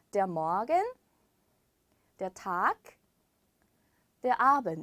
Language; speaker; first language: German; non-native, fluent; Korean